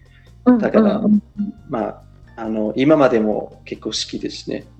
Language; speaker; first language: Japanese; non-native, fluent; English